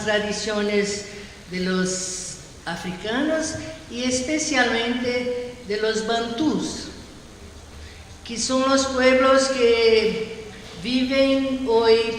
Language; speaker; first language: Spanish; non-native, learner; Portuguese